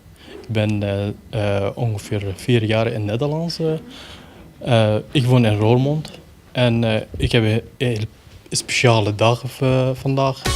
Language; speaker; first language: Dutch; non-native, learner; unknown